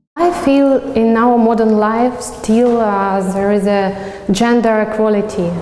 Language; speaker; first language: English; non-native, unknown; Russian